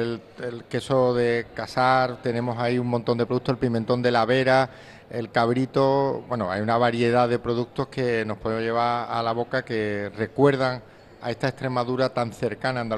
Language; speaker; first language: Spanish; native; Spanish